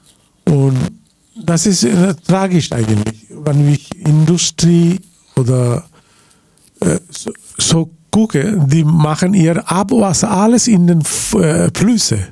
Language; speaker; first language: German; non-native, learner; Bangla